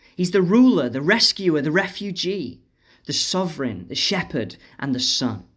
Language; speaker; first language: English; native; English